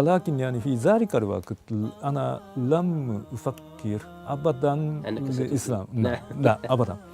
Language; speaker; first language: Arabic; non-native, fluent; Japanese